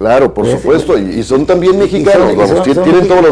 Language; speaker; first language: Spanish; native; Spanish